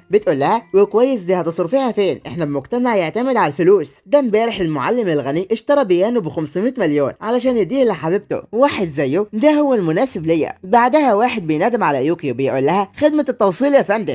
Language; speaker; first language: Arabic; native; Arabic